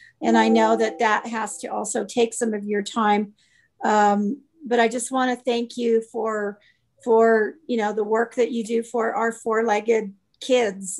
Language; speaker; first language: English; native; English